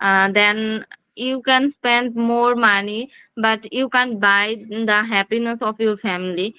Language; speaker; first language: English; non-native, learner; Bangla